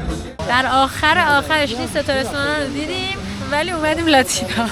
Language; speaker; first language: Persian; native; Persian